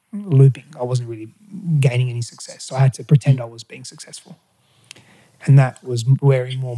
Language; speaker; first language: English; early bilingual, other home language; Greek